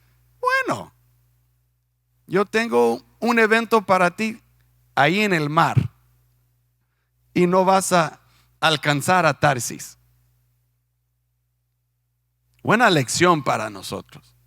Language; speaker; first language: Spanish; non-native, fluent; English